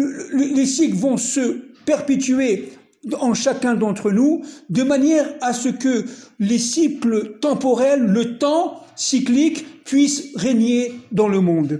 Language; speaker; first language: French; native; French